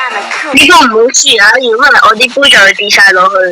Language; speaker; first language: Chinese; early bilingual, heritage; Cantonese